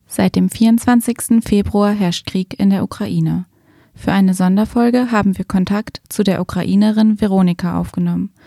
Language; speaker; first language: German; native; German